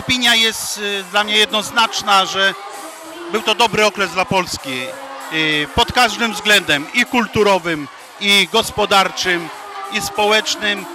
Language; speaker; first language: Polish; native; Polish